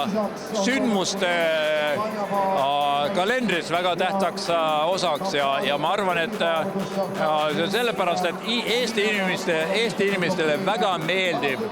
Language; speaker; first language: Estonian; non-native, fluent; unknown